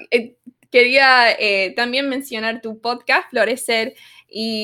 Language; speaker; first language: Spanish; early bilingual, other home language; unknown